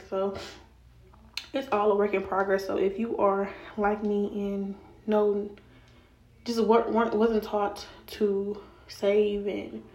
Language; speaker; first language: English; native; English